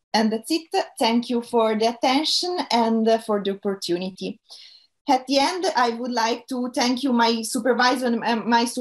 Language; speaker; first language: English; non-native, fluent; Italian